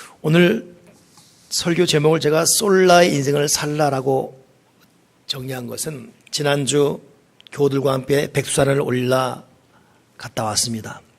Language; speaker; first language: Korean; native; Korean